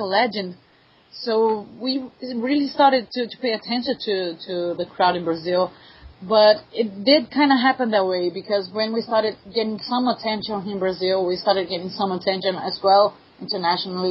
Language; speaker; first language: English; non-native, fluent; Portuguese